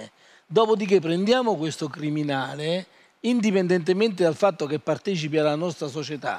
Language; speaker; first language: Italian; native; Italian